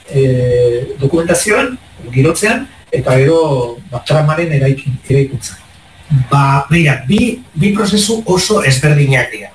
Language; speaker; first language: Basque; non-native, local second language; Spanish